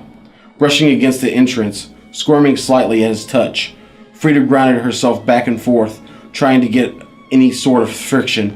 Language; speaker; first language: English; native; English